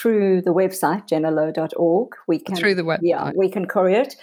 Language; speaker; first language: English; native; English